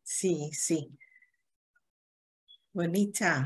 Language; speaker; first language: Spanish; non-native, learner; English